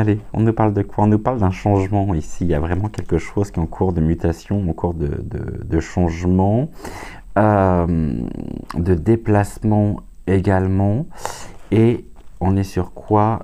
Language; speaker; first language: French; native; French